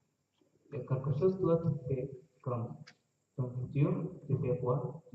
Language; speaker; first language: French; non-native, learner; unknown